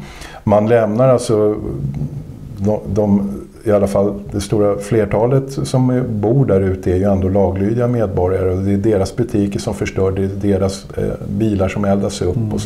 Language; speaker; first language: Swedish; native; Swedish